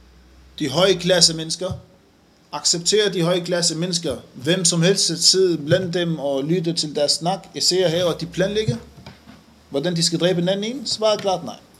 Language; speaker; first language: Danish; non-native, fluent; Arabic